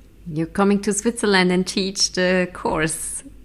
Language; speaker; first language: English; non-native, fluent; German